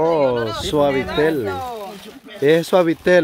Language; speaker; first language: Spanish; native; Spanish